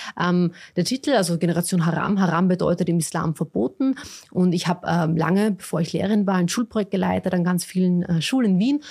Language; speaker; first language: German; early bilingual, other home language; Bosnian